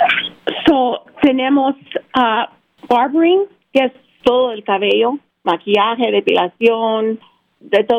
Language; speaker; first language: Spanish; early bilingual, heritage; Spanish